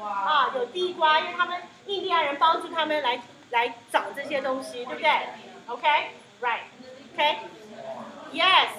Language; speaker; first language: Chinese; early bilingual, heritage; Chinese